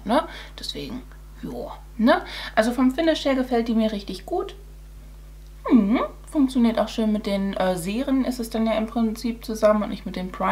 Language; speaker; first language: German; native; German